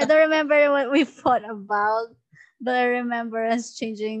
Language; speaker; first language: English; non-native, local second language; Filipino